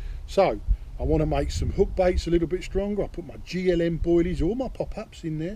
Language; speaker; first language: English; native; English